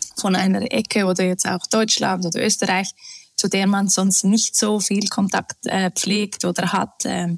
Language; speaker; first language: German; early bilingual, other home language; Turkish